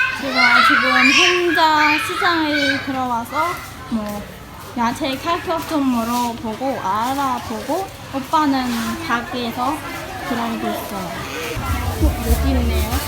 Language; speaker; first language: Korean; non-native, learner; Khmer